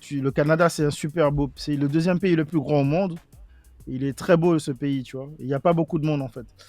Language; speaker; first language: French; native; French